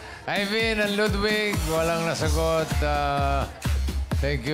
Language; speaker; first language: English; non-native, local second language; Filipino